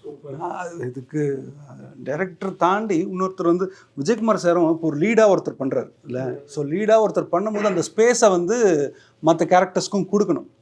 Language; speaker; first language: Tamil; native; Tamil